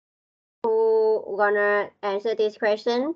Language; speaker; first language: English; non-native, learner; Vietnamese